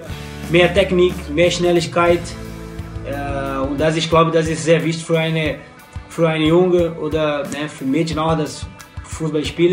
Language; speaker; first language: German; non-native, learner; Portuguese